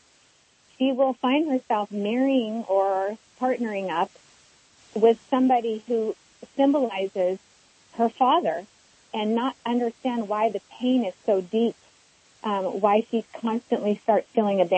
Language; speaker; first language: English; native; English